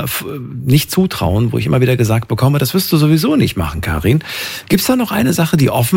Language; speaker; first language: German; native; German